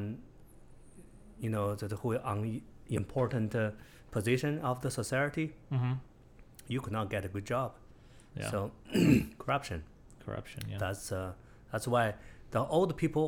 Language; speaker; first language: English; non-native, fluent; Chinese